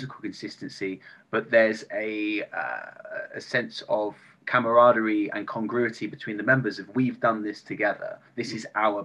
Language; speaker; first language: English; native; English